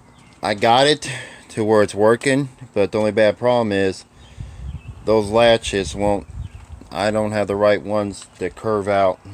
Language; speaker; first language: English; native; English